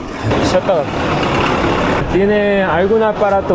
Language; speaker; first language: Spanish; non-native, learner; Korean